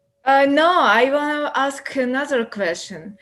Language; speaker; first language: English; non-native, learner; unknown